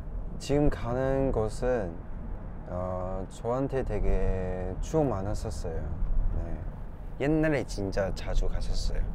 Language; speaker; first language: Korean; non-native, fluent; Cantonese